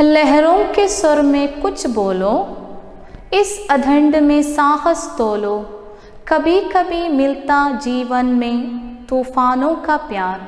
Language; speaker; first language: Hindi; non-native, local second language; Malayalam